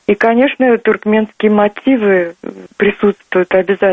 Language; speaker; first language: Russian; non-native, local second language; Turkmen